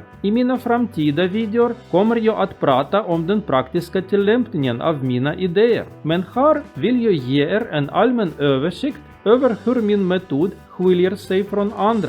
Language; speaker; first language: Swedish; non-native, learner; Russian